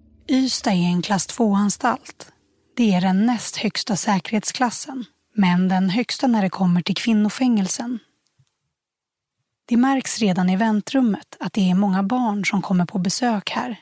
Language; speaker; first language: Swedish; native; Swedish